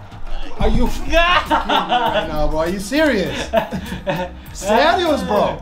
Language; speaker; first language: English; non-native, learner; Arabic